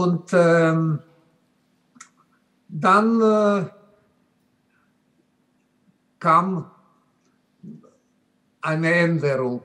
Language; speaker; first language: German; non-native, learner; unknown